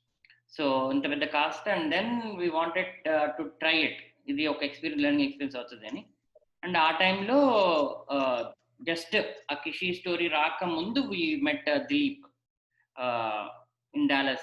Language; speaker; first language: Telugu; native; Telugu